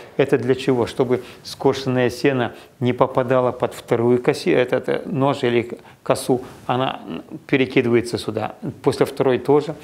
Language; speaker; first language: Russian; non-native, local second language; Kazakh